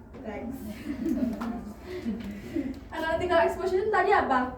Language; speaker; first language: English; non-native, learner; Indonesian